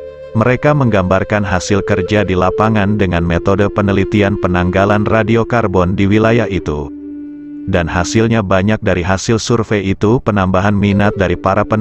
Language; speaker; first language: Indonesian; native; Indonesian